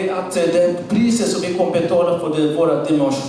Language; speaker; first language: Swedish; non-native, learner; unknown